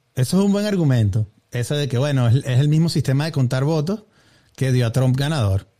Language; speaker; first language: Spanish; native; Spanish